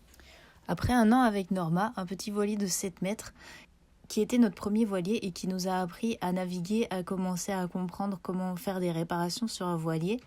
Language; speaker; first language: French; native; French